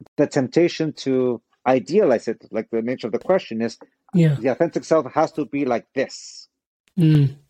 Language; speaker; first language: English; native; English